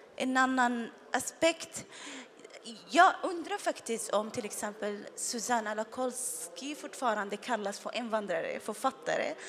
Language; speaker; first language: Swedish; non-native, fluent; Arabic